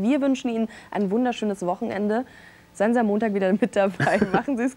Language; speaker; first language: German; native; German